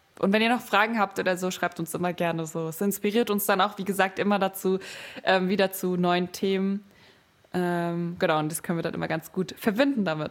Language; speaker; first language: German; native; German